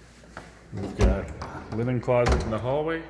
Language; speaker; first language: English; native; English